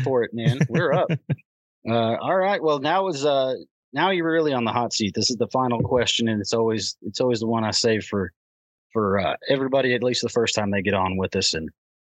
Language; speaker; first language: English; native; English